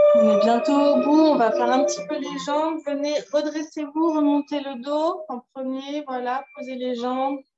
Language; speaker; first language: French; native; French